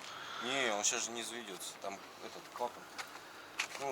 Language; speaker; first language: Russian; native; Russian